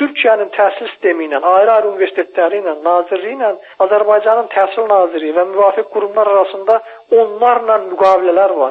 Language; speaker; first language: Azerbaijani; native; Azerbaijani